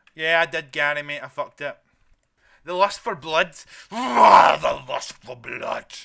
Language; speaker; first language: English; native; English